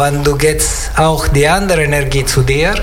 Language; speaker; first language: German; non-native, learner; Italian